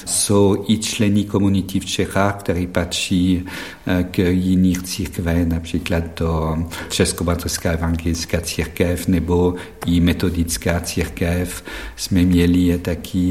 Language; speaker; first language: Czech; non-native, fluent; French